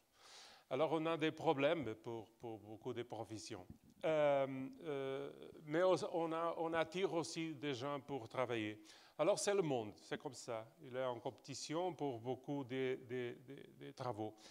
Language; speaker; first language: French; non-native, fluent; Portuguese